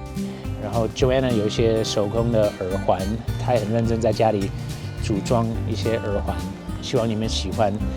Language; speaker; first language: Chinese; non-native, fluent; English